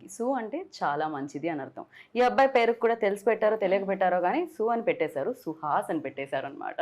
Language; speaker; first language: Telugu; native; Telugu